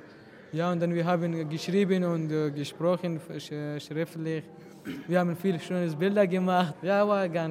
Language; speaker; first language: German; non-native, learner; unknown